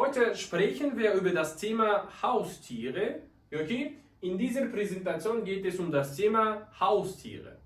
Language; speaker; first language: German; non-native, fluent; Uzbek